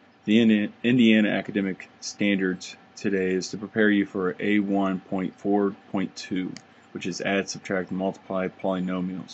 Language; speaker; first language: English; native; English